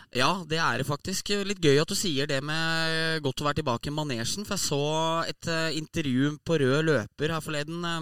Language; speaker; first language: Norwegian; native; Norwegian